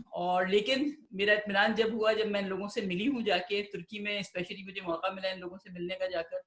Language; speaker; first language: Urdu; native; Urdu